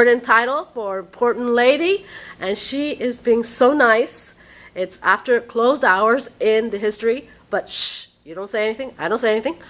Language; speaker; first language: English; non-native, fluent; Spanish